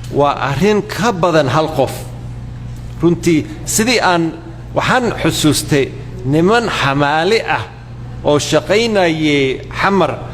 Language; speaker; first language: Somali; non-native, fluent; English